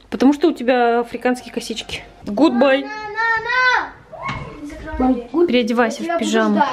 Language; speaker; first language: Russian; native; Russian